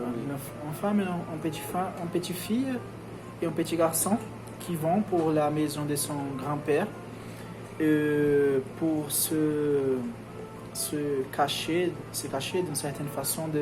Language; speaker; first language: French; non-native, learner; Portuguese